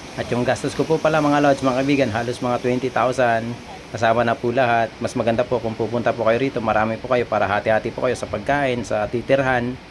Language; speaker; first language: Filipino; native; Filipino